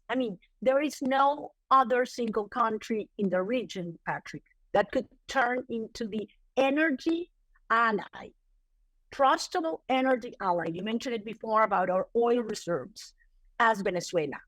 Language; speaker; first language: English; non-native, fluent; Spanish